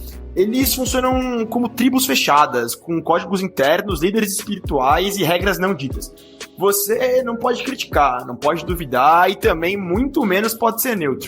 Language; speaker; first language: Portuguese; native; Portuguese